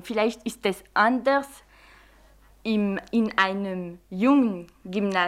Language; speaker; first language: German; non-native, fluent; French